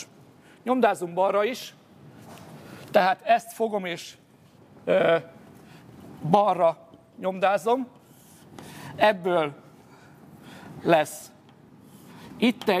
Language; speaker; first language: Hungarian; native; Hungarian